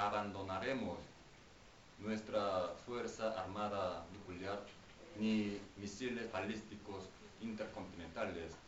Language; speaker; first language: Spanish; non-native, fluent; Korean